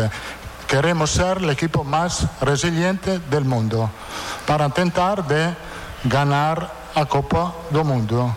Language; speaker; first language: Portuguese; non-native, fluent; Italian